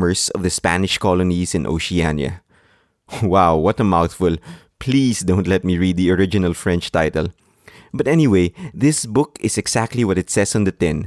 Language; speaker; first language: English; non-native, local second language; Filipino